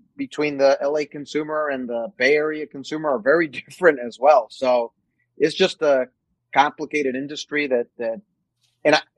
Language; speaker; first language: English; non-native, fluent; Spanish